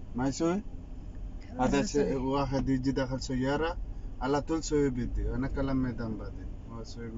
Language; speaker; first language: Arabic; non-native, learner; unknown